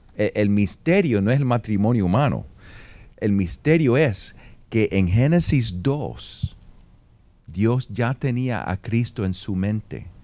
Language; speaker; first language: Spanish; early bilingual, heritage; Spanish